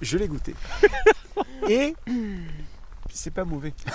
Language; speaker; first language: French; native; French